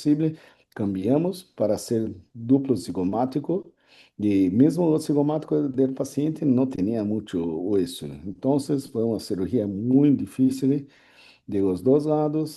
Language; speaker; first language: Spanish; non-native, learner; Portuguese